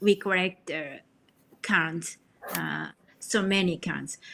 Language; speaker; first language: English; non-native, learner; Japanese